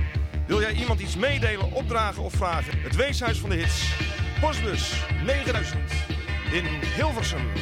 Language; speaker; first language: Dutch; native; Dutch